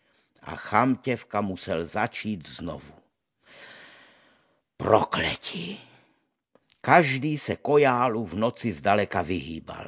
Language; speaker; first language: Czech; native; Czech